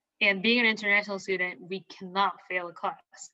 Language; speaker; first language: English; non-native, local second language; Filipino